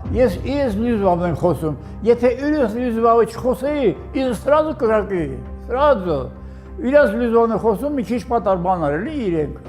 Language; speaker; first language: Armenian; native; Armenian